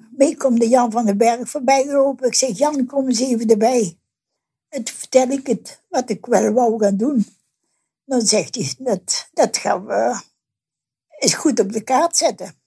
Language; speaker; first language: Dutch; native; Dutch